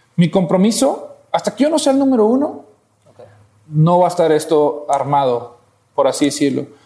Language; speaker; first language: Spanish; native; Spanish